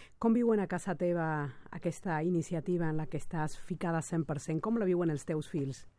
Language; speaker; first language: Catalan; non-native, fluent; Spanish